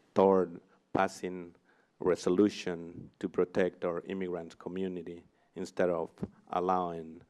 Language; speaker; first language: English; non-native, fluent; Spanish